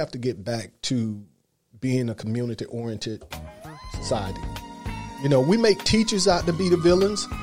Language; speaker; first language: English; native; English